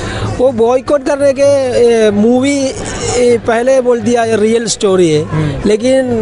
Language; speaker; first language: Hindi; non-native, local second language; Malayalam